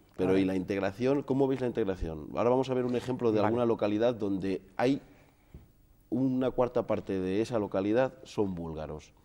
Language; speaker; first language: Spanish; native; Spanish